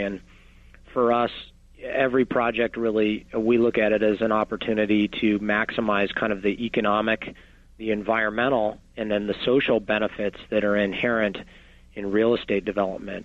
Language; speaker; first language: English; native; English